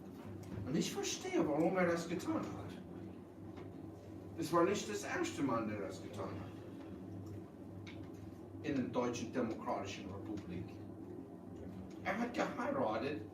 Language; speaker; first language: German; early bilingual, heritage; English